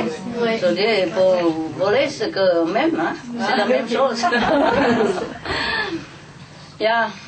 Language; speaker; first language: French; non-native, learner; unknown